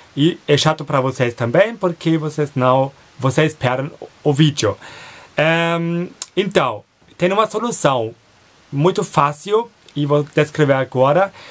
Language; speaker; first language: Portuguese; non-native, fluent; German